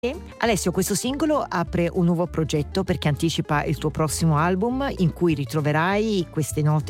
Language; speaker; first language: Italian; native; Italian